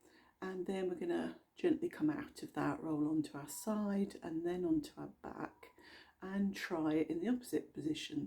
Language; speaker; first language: English; native; English